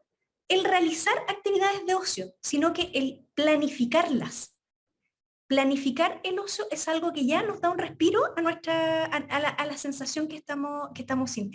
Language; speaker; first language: Spanish; native; Spanish